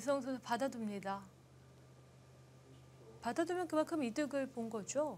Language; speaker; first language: Korean; native; Korean